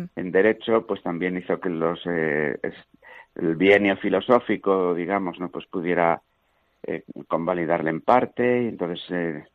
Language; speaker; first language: Spanish; native; Spanish